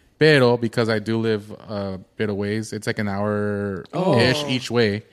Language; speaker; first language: English; early bilingual, other home language; Spanish